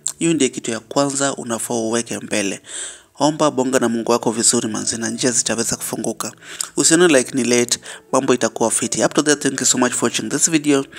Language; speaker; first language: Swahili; native; Swahili